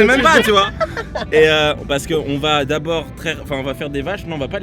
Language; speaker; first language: French; native; French